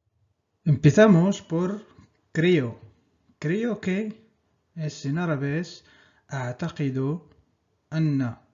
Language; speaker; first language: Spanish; non-native, fluent; Arabic